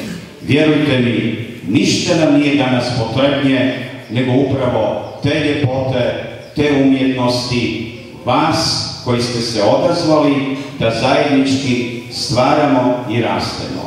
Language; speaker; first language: Croatian; native; Croatian